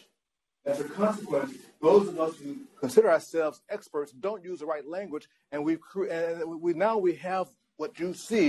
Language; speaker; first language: English; native; English